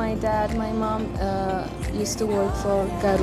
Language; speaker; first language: English; non-native, fluent; Persian